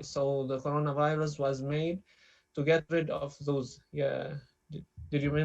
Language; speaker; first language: English; non-native, learner; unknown